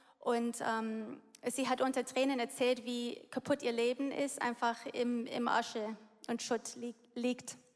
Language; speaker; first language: German; non-native, fluent; English